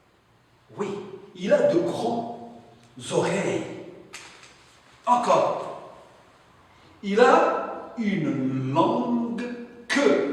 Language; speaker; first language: French; non-native, local second language; Arabic